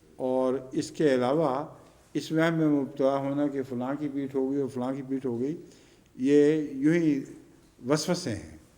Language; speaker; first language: Urdu; native; Urdu